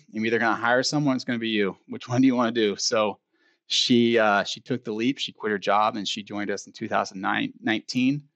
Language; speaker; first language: English; native; English